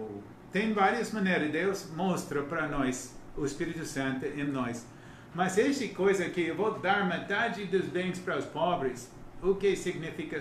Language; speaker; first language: Portuguese; non-native, learner; English